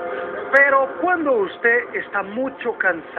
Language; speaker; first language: Spanish; non-native, learner; Portuguese